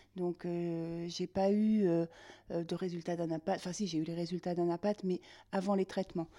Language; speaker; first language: French; native; French